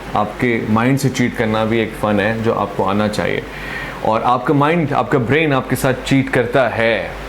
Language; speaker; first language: Urdu; non-native, local second language; Sindhi